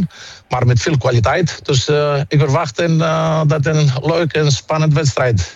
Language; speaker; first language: Dutch; non-native, fluent; Greek